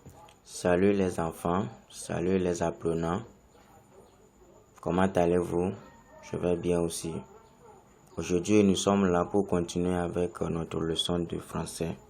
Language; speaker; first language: French; non-native, fluent; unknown